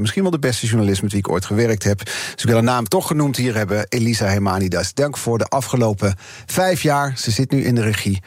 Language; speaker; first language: Dutch; native; Dutch